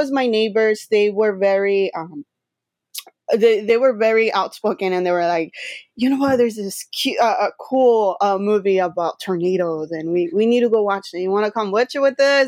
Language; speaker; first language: English; native; English